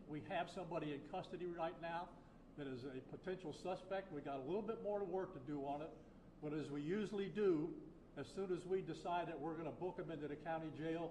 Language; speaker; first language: English; native; English